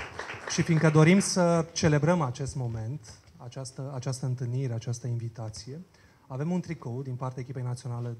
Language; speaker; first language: Romanian; native; Romanian